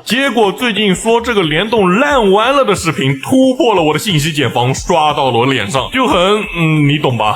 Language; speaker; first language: Chinese; native; Chinese